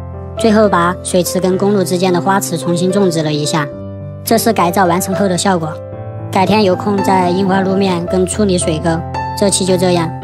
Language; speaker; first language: Chinese; native; Chinese